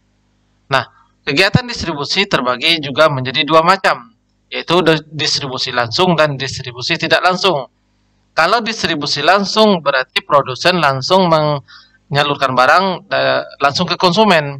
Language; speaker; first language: Indonesian; native; Indonesian